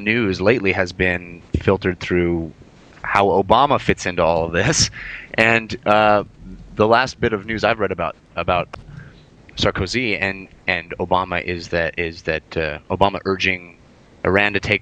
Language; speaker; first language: English; native; English